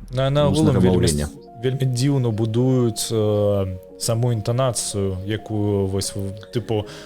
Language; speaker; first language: Belarusian; non-native, local second language; Russian